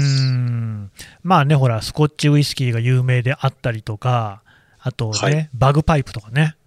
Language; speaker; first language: Japanese; native; Japanese